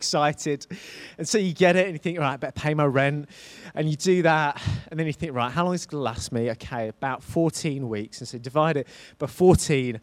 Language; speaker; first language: English; native; English